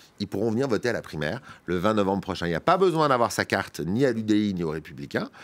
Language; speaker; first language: French; native; French